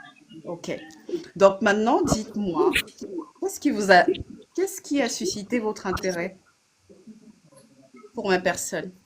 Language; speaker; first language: French; native; French